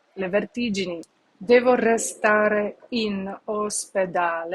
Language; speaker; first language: Italian; non-native, fluent; Ukrainian